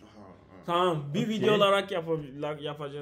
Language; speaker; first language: Turkish; non-native, learner; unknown